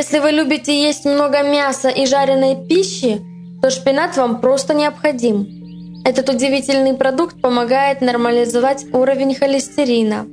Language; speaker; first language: Russian; native; Russian